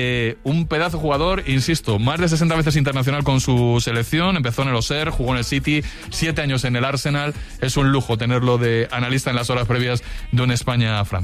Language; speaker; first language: Spanish; native; Spanish